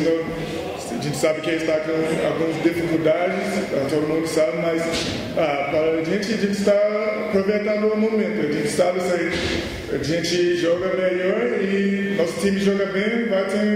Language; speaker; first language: Portuguese; non-native, learner; English